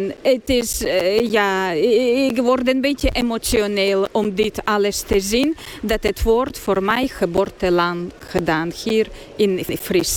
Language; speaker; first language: Dutch; non-native, fluent; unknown